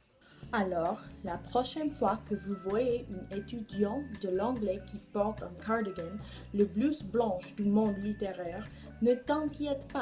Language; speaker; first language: French; non-native, learner; English